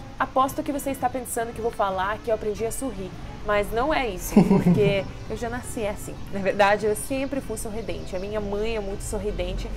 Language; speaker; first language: Portuguese; non-native, fluent; Russian